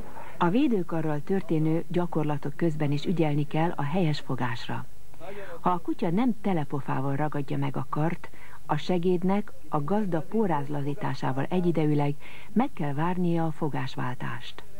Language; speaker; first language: Hungarian; native; Hungarian